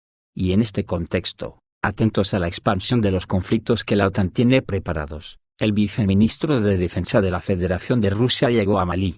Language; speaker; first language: Spanish; native; Spanish